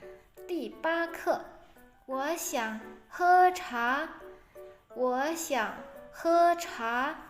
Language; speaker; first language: Chinese; non-native, fluent; Indonesian